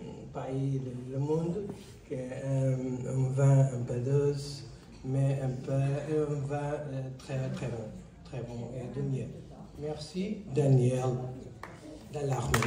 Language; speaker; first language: French; non-native, learner; Portuguese